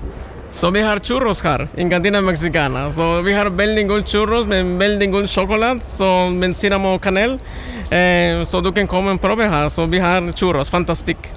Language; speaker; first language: Norwegian; non-native, learner; Spanish